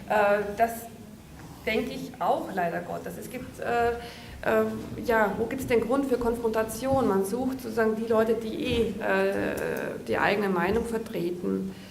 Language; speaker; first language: German; native; German